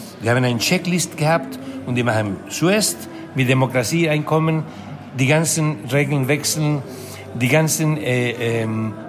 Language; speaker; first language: German; non-native, fluent; Spanish